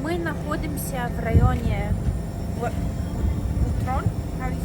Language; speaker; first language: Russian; non-native, learner; English